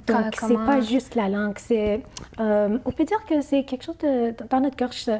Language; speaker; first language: French; non-native, fluent; Arabic